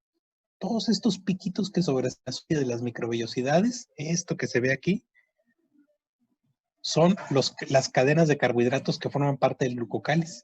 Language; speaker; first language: Spanish; native; Spanish